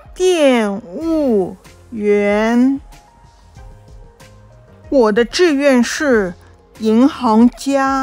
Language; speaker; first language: Chinese; non-native, local second language; Cantonese